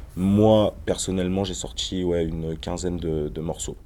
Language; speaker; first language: French; native; French